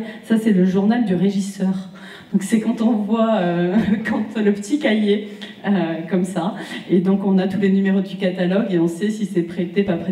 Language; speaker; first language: French; native; French